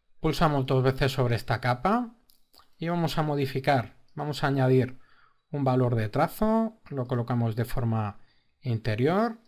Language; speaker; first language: Spanish; native; Spanish